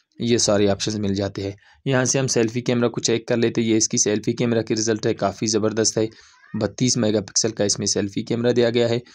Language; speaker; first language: Urdu; non-native, local second language; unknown